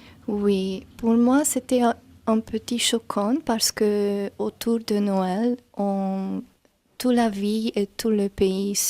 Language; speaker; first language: French; non-native, learner; Hungarian